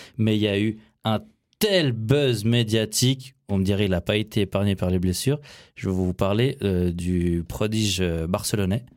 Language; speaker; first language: French; native; French